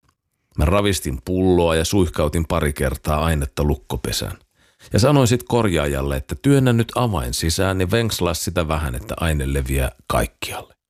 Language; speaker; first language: Finnish; native; Finnish